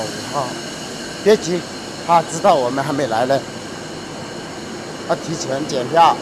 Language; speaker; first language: Chinese; native; Chinese